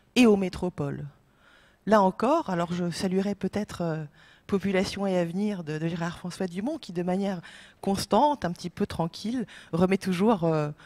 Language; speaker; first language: French; non-native, fluent; Polish